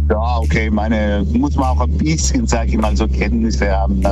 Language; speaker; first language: German; early bilingual, other home language; Greek